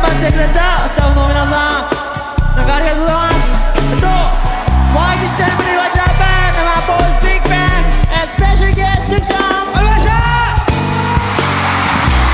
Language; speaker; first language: Japanese; native; Japanese